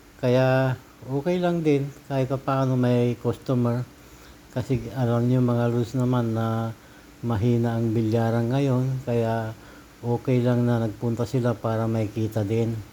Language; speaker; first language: Filipino; native; Filipino